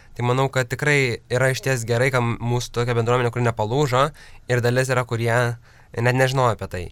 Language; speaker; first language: Lithuanian; native; Lithuanian